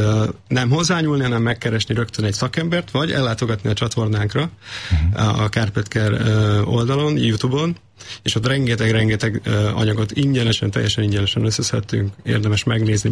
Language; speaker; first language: Hungarian; native; Hungarian